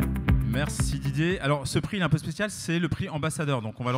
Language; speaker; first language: French; native; French